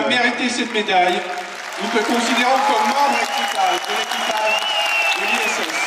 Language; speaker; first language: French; non-native, fluent; Russian